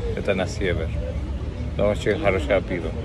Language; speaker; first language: Russian; non-native, learner; English